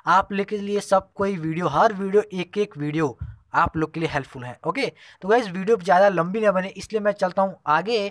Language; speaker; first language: Hindi; native; Hindi